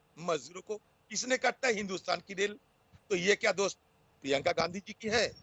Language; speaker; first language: Hindi; non-native, local second language; Bangla